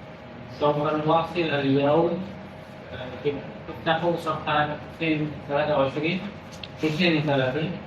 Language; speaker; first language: Arabic; non-native, fluent; Malay